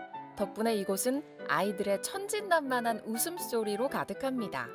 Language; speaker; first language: Korean; native; Korean